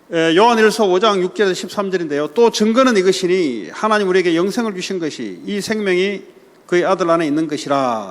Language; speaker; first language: Korean; native; Korean